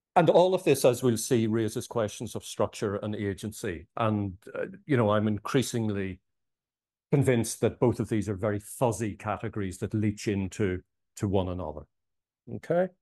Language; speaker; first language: English; native; English